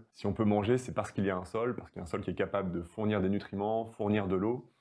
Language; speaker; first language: French; native; French